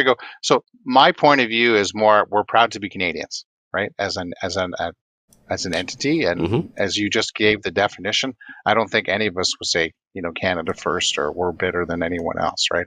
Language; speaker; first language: English; native; English